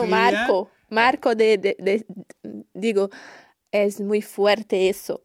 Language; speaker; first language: Spanish; non-native, learner; Portuguese